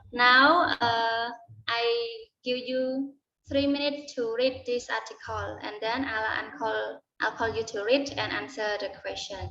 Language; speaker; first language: English; non-native, learner; Khmer